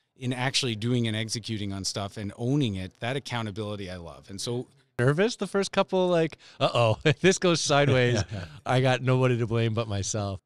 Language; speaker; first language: English; native; English